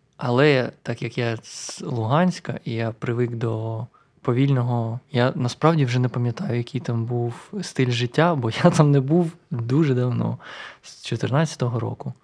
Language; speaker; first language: Ukrainian; non-native, local second language; Russian